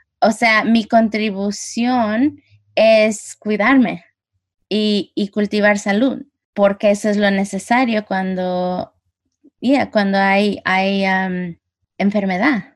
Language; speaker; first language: Spanish; early bilingual, heritage; Spanish